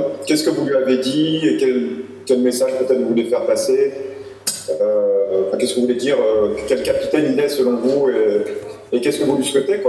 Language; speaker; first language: French; native; French